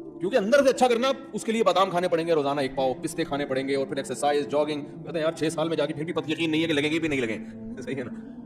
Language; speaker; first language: Urdu; native; Urdu